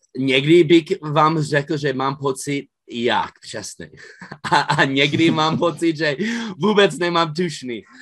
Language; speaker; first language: Czech; non-native, fluent; English